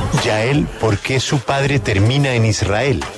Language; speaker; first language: Spanish; native; Spanish